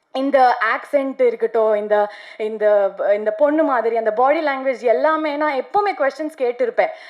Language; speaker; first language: Tamil; non-native, learner; Kannada